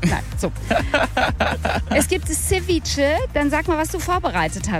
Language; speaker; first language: German; native; German